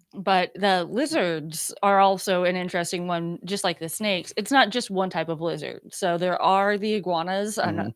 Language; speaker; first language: English; native; English